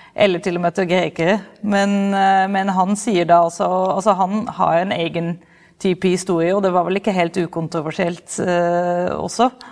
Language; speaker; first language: Norwegian; non-native, fluent; Dutch